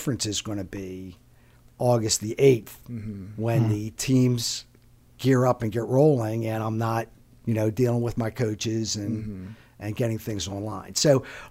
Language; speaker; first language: English; native; English